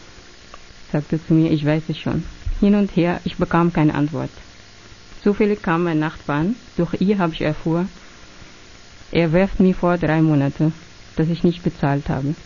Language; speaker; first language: German; non-native, learner; Arabic